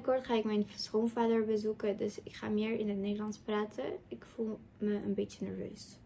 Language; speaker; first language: Dutch; non-native, learner; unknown